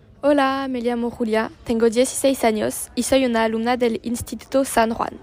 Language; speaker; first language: Spanish; non-native, learner; French